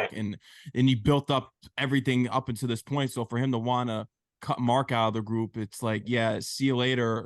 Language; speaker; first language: English; native; English